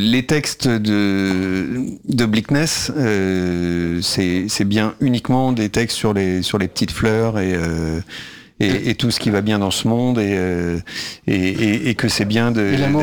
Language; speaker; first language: French; native; French